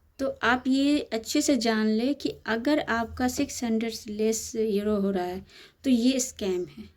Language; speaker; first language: Hindi; native; Hindi